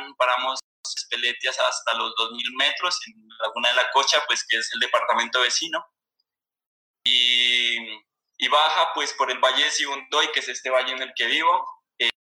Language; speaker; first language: Spanish; native; Spanish